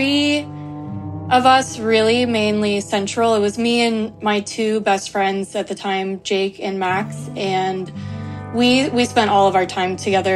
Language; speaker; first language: English; native; English